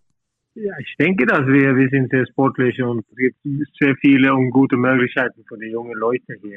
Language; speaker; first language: German; non-native, fluent; Norwegian